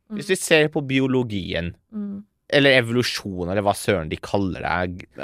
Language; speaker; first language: Norwegian; early bilingual, other home language; Persian